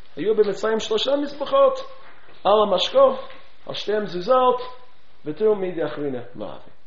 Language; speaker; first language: Hebrew; non-native, fluent; English